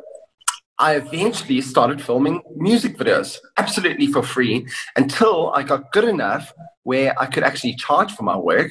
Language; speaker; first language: English; native; English